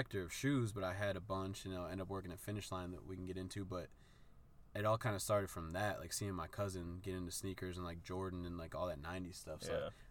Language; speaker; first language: English; native; English